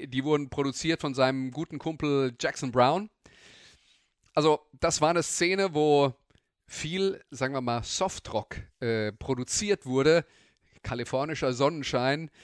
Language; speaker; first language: German; native; German